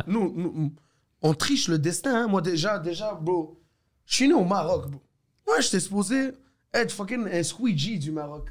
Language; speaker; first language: French; early bilingual, other home language; Arabic